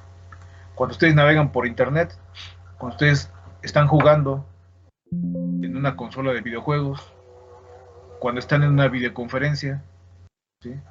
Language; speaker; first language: Spanish; native; Spanish